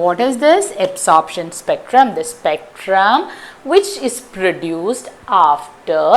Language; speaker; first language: English; non-native, local second language; Malayalam